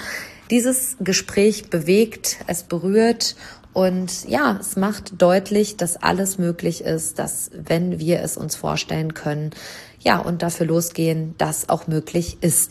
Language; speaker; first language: German; native; German